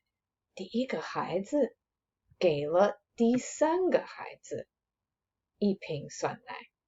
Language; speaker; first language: Chinese; non-native, fluent; English